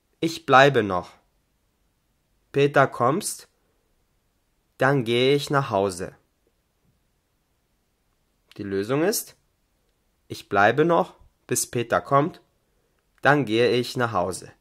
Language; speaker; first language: German; non-native, fluent; Albanian